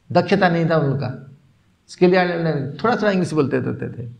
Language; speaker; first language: Hindi; non-native, local second language; Odia